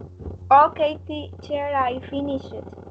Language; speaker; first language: English; non-native, learner; Spanish